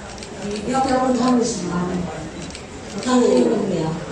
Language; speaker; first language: Chinese; early bilingual, heritage; Chinese